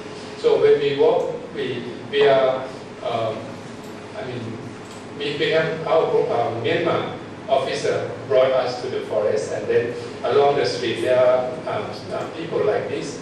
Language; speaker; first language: English; non-native, fluent; Thai